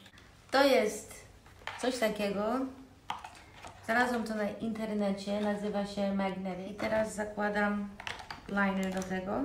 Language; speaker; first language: Polish; early bilingual, heritage; Polish